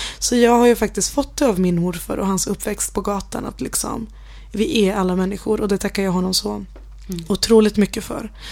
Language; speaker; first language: Swedish; early bilingual, other home language; Spanish